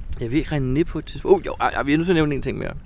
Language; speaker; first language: Danish; native; Danish